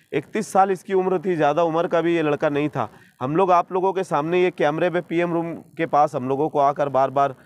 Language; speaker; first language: Hindi; non-native, local second language; Urdu